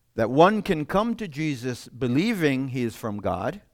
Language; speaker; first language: English; non-native, fluent; Italian